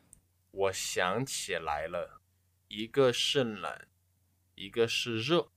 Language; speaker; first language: Chinese; non-native, learner; English